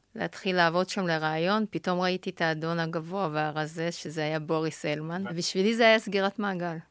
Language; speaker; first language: Hebrew; early bilingual, other home language; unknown